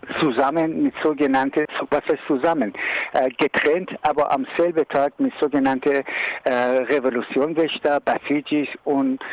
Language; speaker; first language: German; non-native, learner; Persian